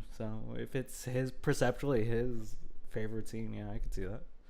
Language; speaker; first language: English; native; English